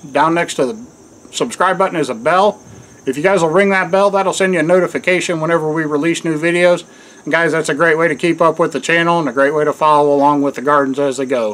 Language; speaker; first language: English; native; English